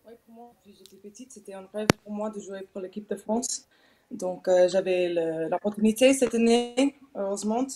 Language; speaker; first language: French; non-native, fluent; English